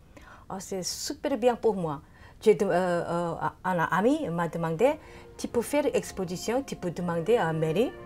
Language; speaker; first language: French; non-native, learner; Korean